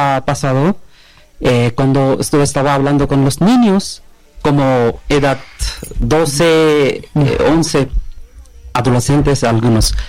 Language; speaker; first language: Spanish; non-native, learner; Bangla